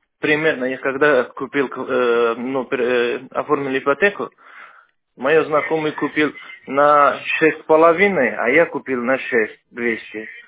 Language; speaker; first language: Russian; non-native, fluent; Azerbaijani